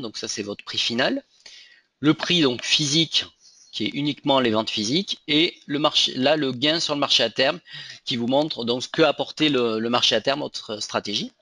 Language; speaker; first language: French; native; French